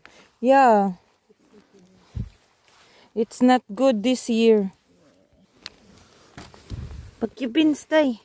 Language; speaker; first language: English; non-native, learner; Filipino